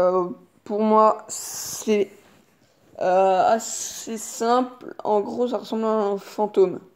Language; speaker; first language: French; native; French